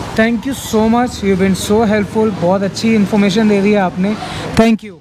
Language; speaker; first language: Hindi; native; Hindi